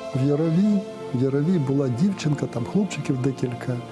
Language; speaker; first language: Ukrainian; native; Ukrainian